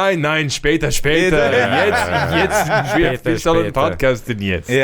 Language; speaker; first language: German; non-native, learner; English